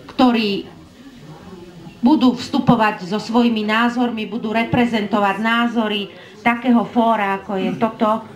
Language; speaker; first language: Slovak; native; Slovak